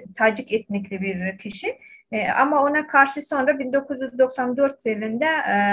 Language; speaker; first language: Turkish; non-native, fluent; Persian